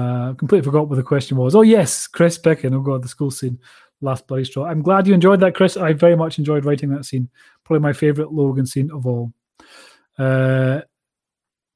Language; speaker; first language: English; native; English